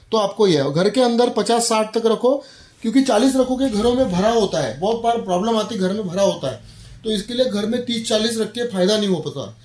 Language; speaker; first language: Hindi; non-native, local second language; Marathi